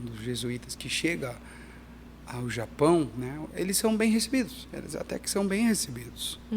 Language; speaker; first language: Portuguese; early bilingual, heritage; Portuguese